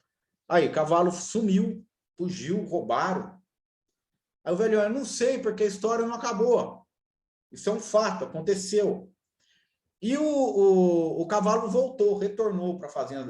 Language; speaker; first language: Portuguese; native; Portuguese